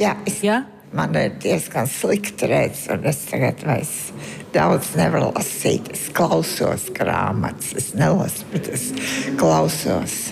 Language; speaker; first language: Latvian; non-native, fluent; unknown